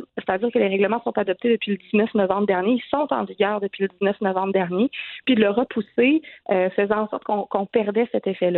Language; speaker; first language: French; native; French